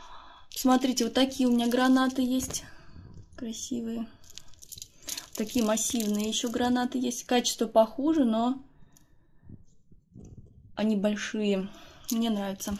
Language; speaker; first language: Russian; native; Russian